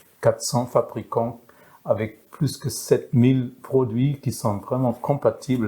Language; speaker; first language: French; non-native, fluent; German